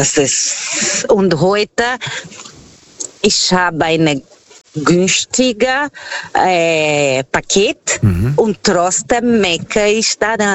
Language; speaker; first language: German; non-native, fluent; Portuguese